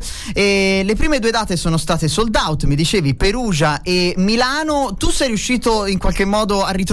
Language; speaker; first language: Italian; native; Italian